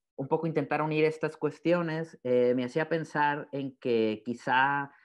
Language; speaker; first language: Spanish; native; Spanish